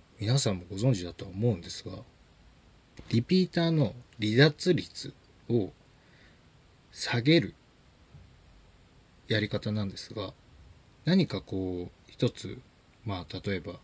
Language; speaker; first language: Japanese; native; Japanese